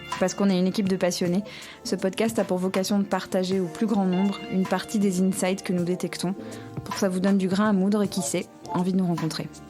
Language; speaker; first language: French; native; French